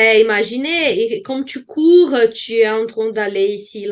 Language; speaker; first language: French; non-native, fluent; Portuguese